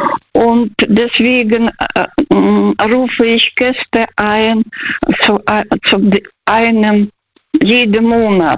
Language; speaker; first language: German; non-native, fluent; Russian